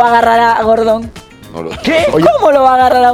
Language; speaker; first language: Spanish; native; Spanish